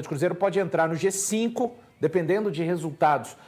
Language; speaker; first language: Portuguese; native; Portuguese